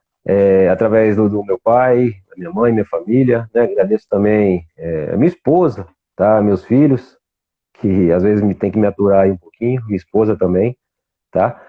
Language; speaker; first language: Portuguese; native; Portuguese